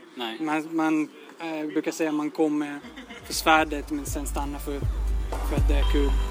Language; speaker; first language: Swedish; non-native, fluent; Italian